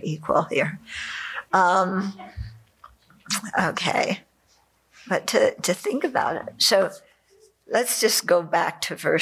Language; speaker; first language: English; native; English